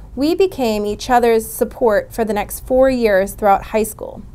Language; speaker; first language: English; native; English